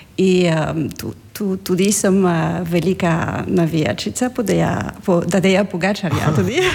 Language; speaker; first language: Slovenian; non-native, learner; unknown